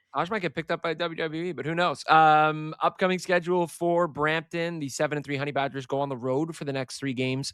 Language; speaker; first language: English; native; English